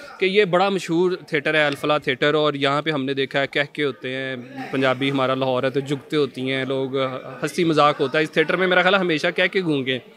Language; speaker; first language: Urdu; non-native, local second language; Punjabi